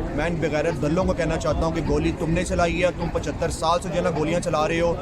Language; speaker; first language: Urdu; native; Urdu